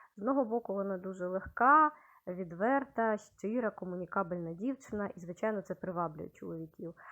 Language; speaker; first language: Ukrainian; native; Ukrainian